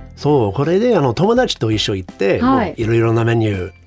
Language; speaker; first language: Japanese; non-native, learner; English